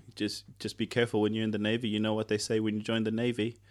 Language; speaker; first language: English; non-native, fluent; Tongan